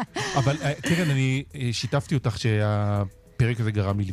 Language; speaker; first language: Hebrew; native; Hebrew